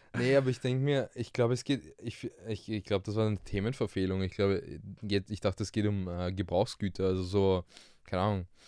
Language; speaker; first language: German; early bilingual, other home language; English